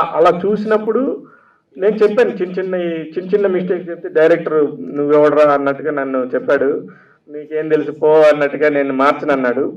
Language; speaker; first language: Telugu; native; Telugu